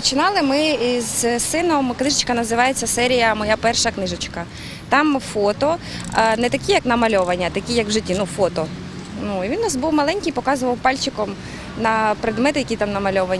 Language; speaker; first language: Ukrainian; native; Ukrainian